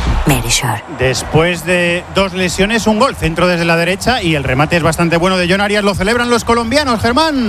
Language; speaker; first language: Spanish; native; Spanish